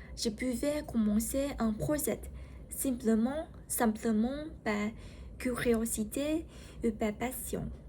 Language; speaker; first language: French; non-native, learner; Vietnamese